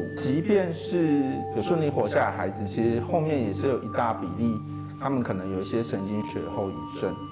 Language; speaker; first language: Chinese; native; Chinese